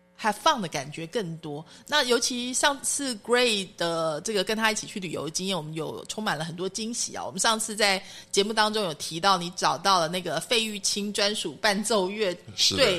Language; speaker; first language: Chinese; native; Chinese